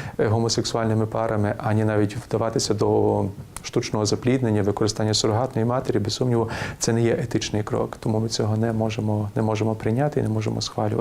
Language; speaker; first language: Ukrainian; native; Ukrainian